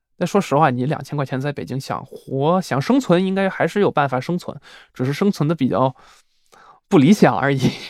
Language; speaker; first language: Chinese; non-native, fluent; Swiss German